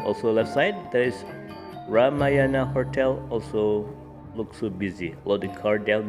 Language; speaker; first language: English; non-native, learner; Indonesian